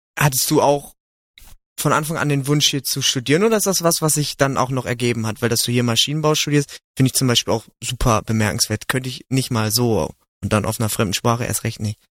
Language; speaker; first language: German; native; German